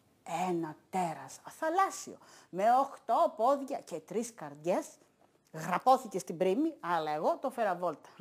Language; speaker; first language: Greek; native; Greek